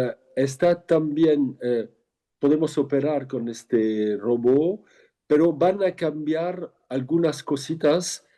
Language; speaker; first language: Spanish; non-native, fluent; French